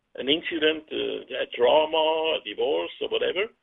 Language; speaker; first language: English; non-native, fluent; Swiss German